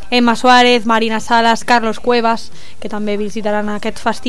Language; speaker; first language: Catalan; native; Catalan